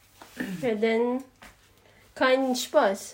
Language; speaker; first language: German; non-native, learner; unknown